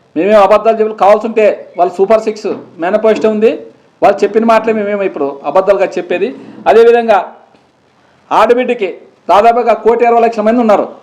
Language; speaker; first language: Telugu; native; Telugu